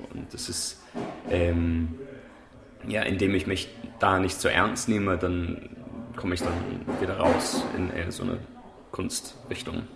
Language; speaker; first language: German; non-native, fluent; English